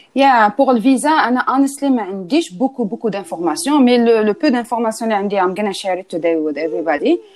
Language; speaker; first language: French; non-native, local second language; Arabic